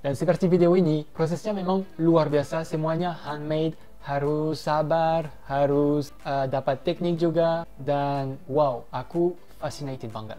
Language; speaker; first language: Indonesian; non-native, fluent; French